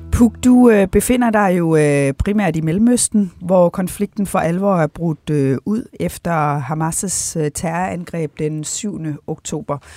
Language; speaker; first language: Danish; native; Danish